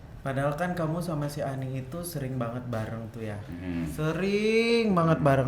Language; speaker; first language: Indonesian; native; Indonesian